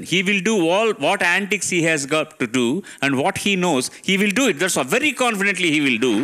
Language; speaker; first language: English; non-native, local second language; Telugu